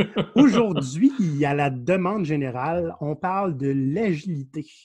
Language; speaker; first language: French; native; French